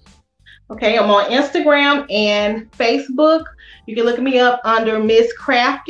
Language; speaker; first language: English; native; English